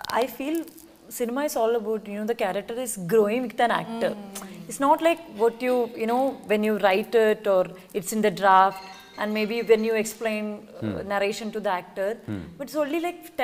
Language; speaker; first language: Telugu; non-native, learner; Malayalam